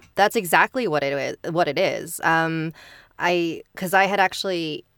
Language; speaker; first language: English; early bilingual, other home language; Filipino